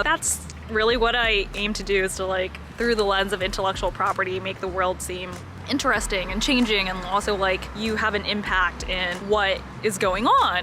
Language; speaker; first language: English; early bilingual, other home language; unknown